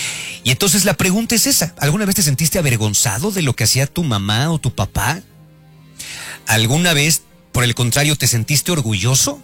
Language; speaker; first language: Spanish; native; Spanish